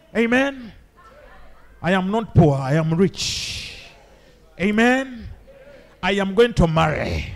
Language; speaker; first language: English; non-native, local second language; Ganda